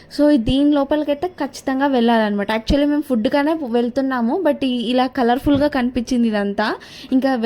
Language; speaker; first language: Telugu; non-native, local second language; Kannada